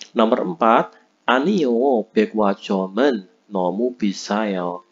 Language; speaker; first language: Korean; non-native, fluent; Indonesian